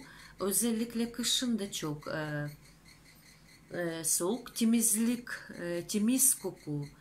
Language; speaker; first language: Turkish; non-native, fluent; Russian